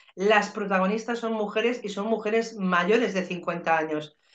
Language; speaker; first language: Spanish; native; Spanish